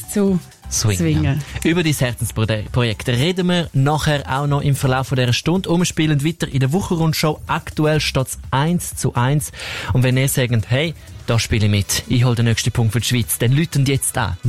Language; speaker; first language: German; native; German